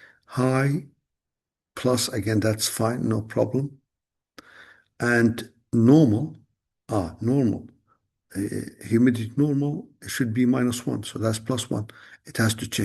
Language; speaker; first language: English; non-native, fluent; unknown